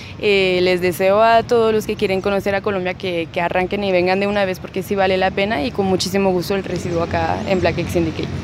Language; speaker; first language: Spanish; non-native, fluent; French